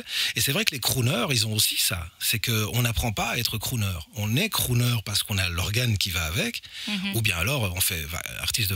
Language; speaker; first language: French; native; French